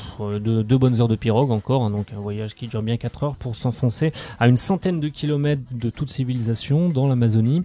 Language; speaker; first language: French; native; French